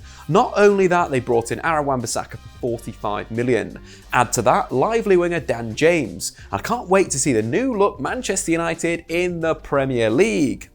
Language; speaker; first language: English; native; English